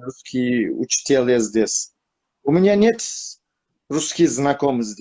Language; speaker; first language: Russian; non-native, learner; Turkish